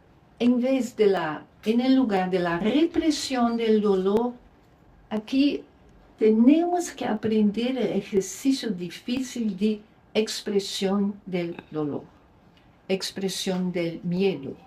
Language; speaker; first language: Spanish; non-native, fluent; Luxembourgish